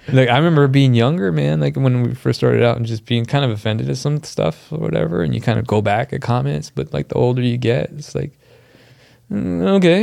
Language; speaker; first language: English; early bilingual, other home language; Spanish